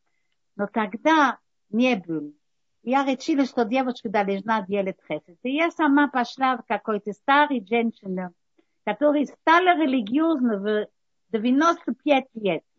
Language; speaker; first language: Russian; early bilingual, heritage; Russian